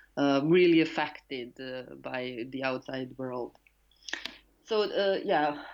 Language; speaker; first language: English; non-native, fluent; Serbian